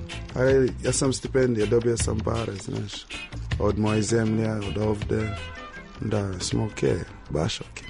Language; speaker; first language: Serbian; non-native, learner; English